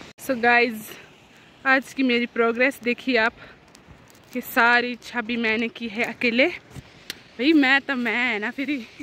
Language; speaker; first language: Hindi; non-native, local second language; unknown